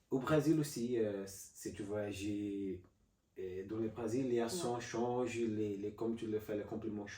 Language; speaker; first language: French; non-native, learner; Portuguese